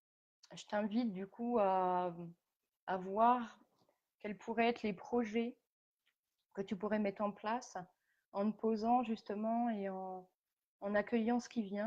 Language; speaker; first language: French; native; French